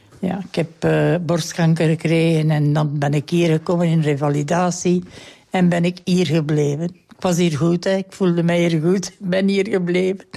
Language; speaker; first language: Dutch; native; Dutch